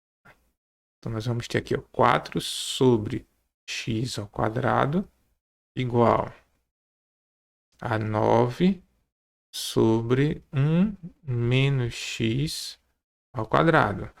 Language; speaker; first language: Portuguese; native; Portuguese